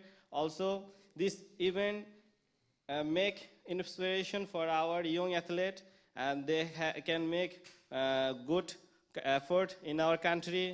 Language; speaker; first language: English; non-native, local second language; Bangla